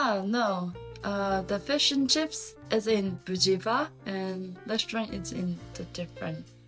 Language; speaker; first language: English; non-native, learner; Japanese